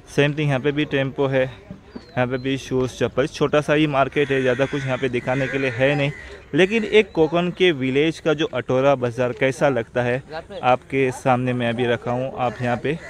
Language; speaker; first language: Hindi; non-native, local second language; Konkani